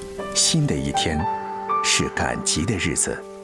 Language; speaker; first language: Chinese; native; Chinese